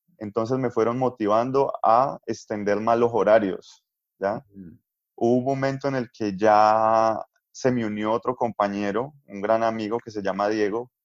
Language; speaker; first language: Spanish; native; Spanish